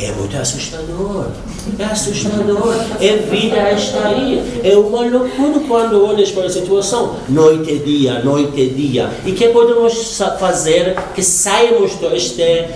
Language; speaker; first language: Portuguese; non-native, learner; Persian